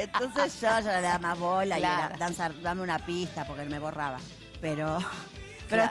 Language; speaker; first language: Spanish; native; Spanish